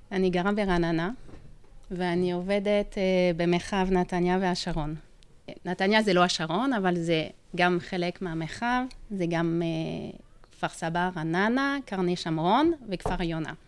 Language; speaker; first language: Hebrew; non-native, fluent; French